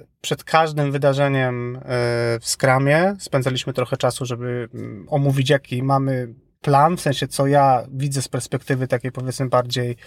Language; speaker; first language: Polish; native; Polish